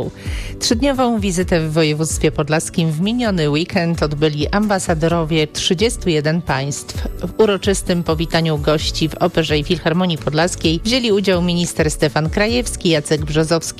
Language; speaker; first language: Polish; native; Polish